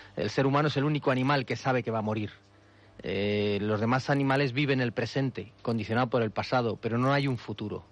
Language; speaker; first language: Spanish; native; Spanish